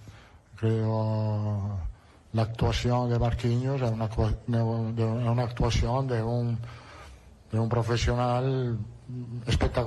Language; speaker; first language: Portuguese; non-native, learner; Italian